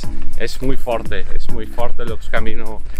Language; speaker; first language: Spanish; non-native, learner; Italian